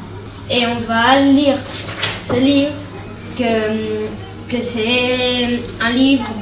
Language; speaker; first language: French; non-native, fluent; Spanish